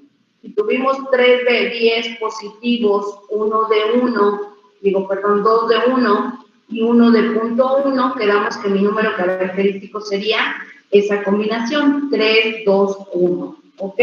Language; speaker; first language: Spanish; native; Spanish